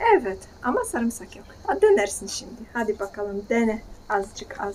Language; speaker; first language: Turkish; non-native, fluent; Polish